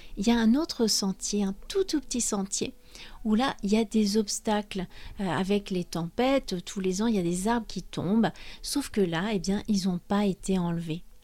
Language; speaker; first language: French; native; French